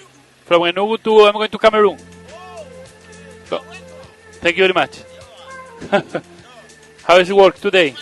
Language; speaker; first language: English; non-native, learner; Spanish